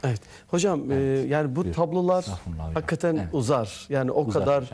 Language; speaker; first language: Turkish; native; Turkish